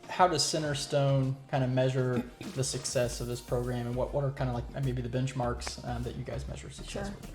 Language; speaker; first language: English; native; English